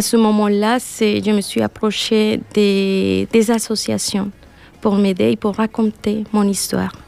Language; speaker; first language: French; non-native, learner; Spanish